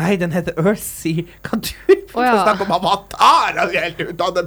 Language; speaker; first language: Norwegian; native; Norwegian